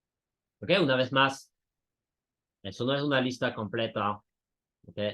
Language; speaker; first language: Spanish; non-native, fluent; French